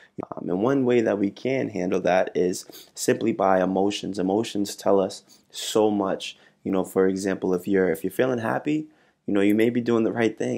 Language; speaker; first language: English; native; English